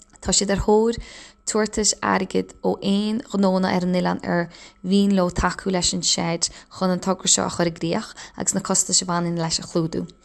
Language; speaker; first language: Irish; native; Irish